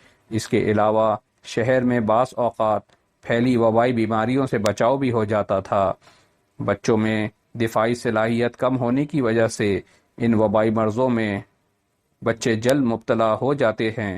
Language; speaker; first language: Urdu; native; Urdu